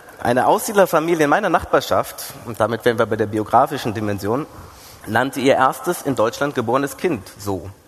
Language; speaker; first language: German; early bilingual, other home language; Greek